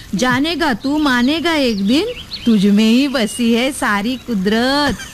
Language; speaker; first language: Hindi; non-native, local second language; Marathi